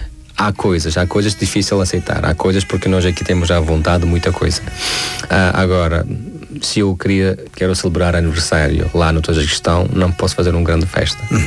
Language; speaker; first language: Portuguese; non-native, fluent; Tajik